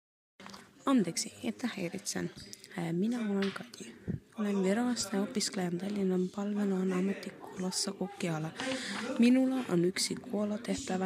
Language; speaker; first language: Finnish; non-native, learner; Estonian